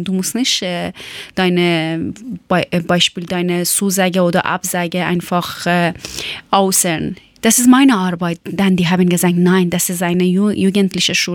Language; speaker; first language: German; non-native, learner; Persian